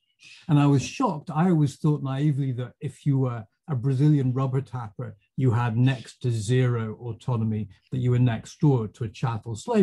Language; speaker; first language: English; native; English